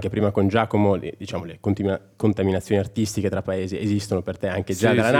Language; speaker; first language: Italian; native; Italian